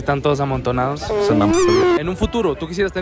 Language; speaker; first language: Spanish; native; Spanish